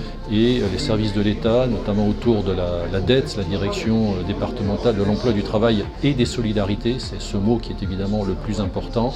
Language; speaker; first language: French; native; French